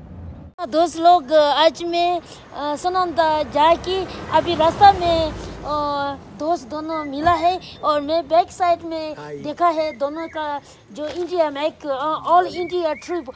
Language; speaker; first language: Hindi; non-native, local second language; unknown